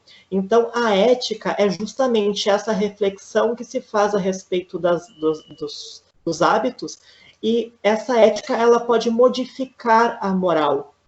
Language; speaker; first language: Portuguese; native; Portuguese